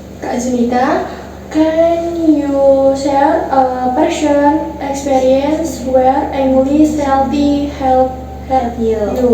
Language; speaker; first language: English; non-native, learner; Indonesian